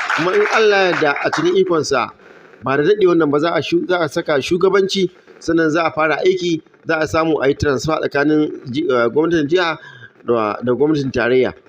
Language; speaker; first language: Hausa; native; Hausa